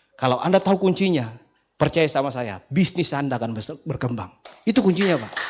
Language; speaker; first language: Indonesian; non-native, local second language; Buginese